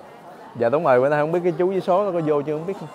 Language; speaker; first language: Vietnamese; native; Vietnamese